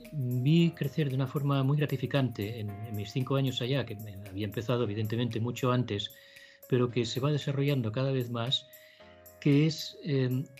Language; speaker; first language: Spanish; native; Spanish